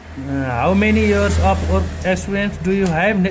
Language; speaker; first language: English; non-native, learner; Nepali